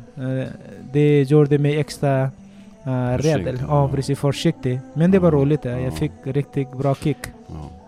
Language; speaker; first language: Swedish; non-native, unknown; Nepali